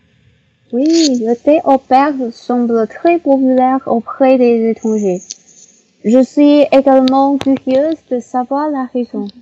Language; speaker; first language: French; non-native, learner; Chinese